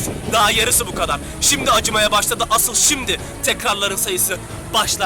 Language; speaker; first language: Turkish; native; Turkish